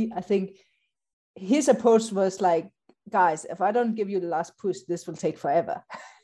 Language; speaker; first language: English; non-native, local second language; Danish